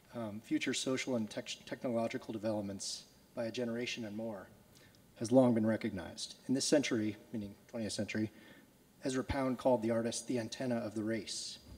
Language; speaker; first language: English; native; English